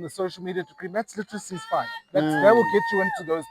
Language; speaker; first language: English; non-native, local second language; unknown